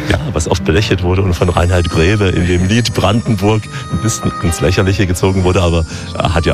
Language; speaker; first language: German; native; German